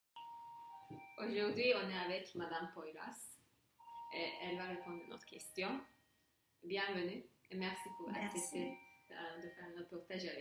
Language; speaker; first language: French; non-native, learner; Turkish